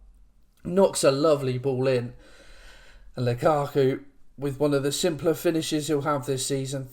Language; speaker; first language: English; native; English